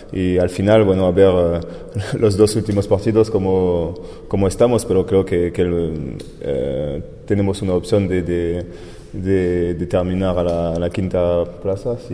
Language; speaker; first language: Spanish; non-native, fluent; French